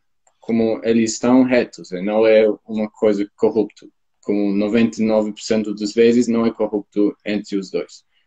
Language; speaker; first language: Portuguese; non-native, fluent; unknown